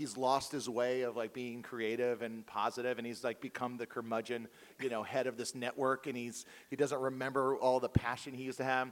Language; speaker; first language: English; native; English